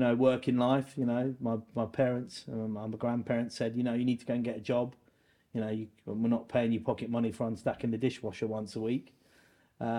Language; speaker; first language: English; native; English